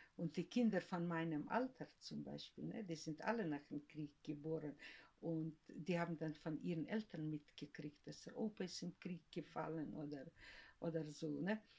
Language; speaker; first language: German; early bilingual, heritage; German